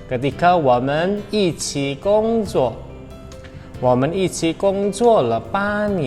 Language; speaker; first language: Chinese; non-native, fluent; Indonesian